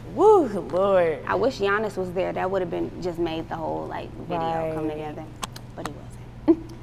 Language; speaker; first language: English; native; English